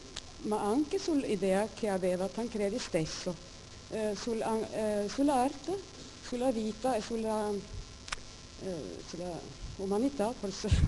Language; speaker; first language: Italian; non-native, fluent; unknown